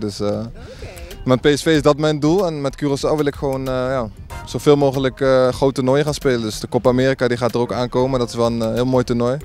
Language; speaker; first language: Dutch; native; Dutch